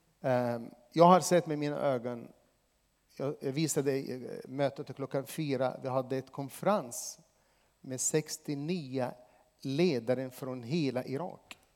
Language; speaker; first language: Swedish; non-native, fluent; Arabic